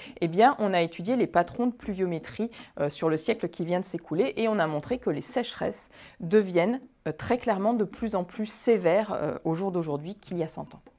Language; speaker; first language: French; native; French